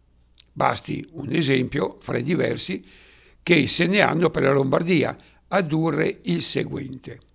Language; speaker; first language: Italian; native; Italian